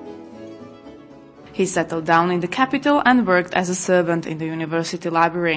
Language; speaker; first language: English; non-native, fluent; Czech